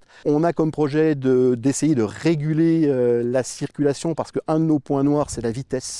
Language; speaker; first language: French; native; French